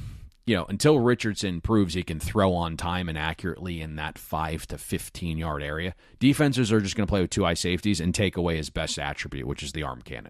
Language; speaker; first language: English; native; English